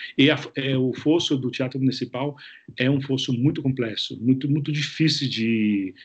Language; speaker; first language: Portuguese; non-native, fluent; Italian